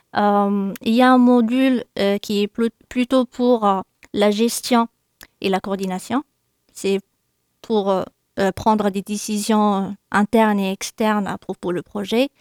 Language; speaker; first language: French; non-native, local second language; Arabic